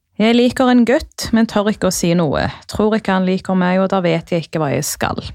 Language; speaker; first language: Norwegian; native; Norwegian